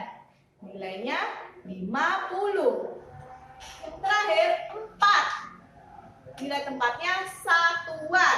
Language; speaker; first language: Indonesian; native; Indonesian